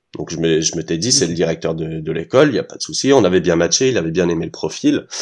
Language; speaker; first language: French; early bilingual, heritage; French